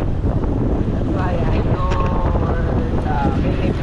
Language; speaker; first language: English; non-native, local second language; Cebuano